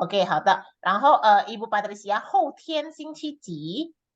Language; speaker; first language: Chinese; non-native, fluent; Indonesian